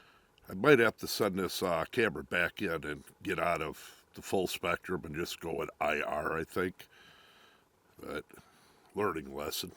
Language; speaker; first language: English; native; English